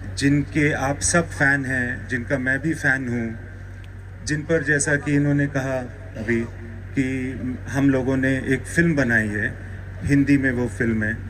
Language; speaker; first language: Hindi; native; Hindi